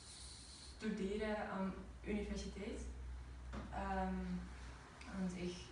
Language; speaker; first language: German; non-native, learner; Dutch